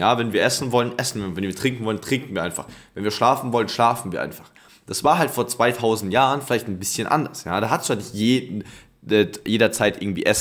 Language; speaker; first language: German; native; German